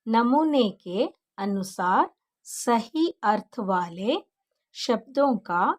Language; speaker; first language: Hindi; non-native, local second language; Kannada